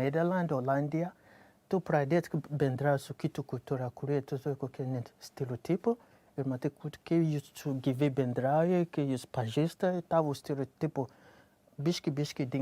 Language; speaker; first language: Lithuanian; non-native, learner; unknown